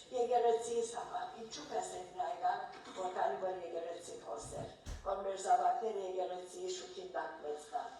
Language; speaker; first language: Armenian; early bilingual, heritage; Armenian